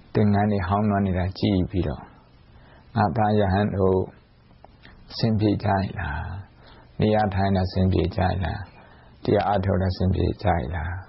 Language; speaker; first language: Burmese; non-native, local second language; Shan